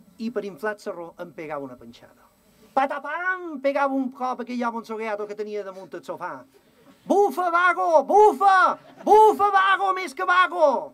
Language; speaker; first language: Catalan; native; Catalan